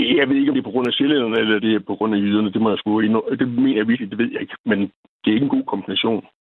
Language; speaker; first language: Danish; native; Danish